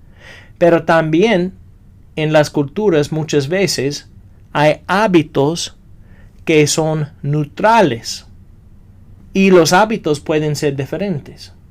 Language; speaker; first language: Spanish; non-native, fluent; English